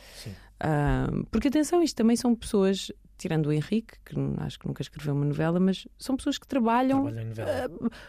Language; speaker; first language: Portuguese; early bilingual, heritage; Portuguese